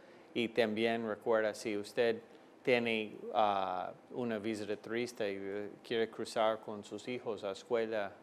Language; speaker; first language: Spanish; non-native, fluent; English